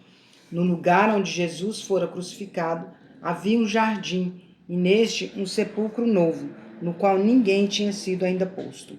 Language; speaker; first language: Portuguese; native; Portuguese